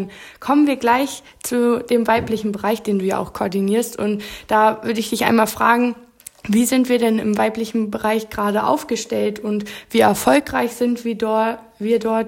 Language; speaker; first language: German; native; German